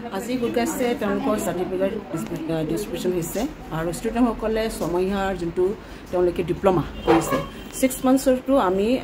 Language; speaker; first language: Assamese; native; Assamese